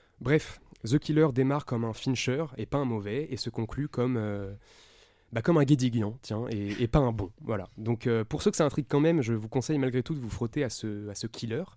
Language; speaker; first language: French; native; French